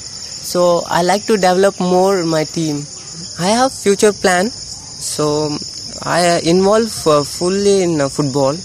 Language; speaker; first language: English; non-native, local second language; Tamil